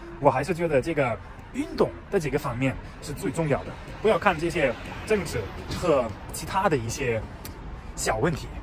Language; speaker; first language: Chinese; non-native, fluent; German